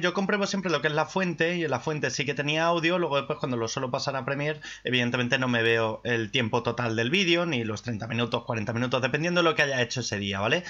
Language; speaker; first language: Spanish; native; Spanish